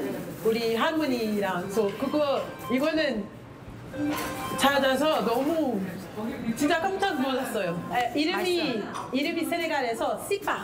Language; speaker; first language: Korean; non-native, learner; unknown